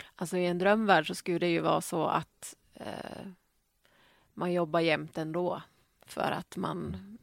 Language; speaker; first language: Swedish; native; Swedish